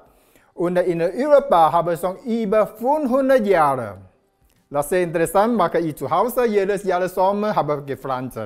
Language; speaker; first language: German; non-native, learner; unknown